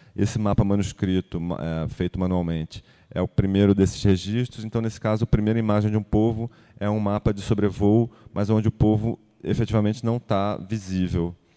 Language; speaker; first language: Portuguese; native; Portuguese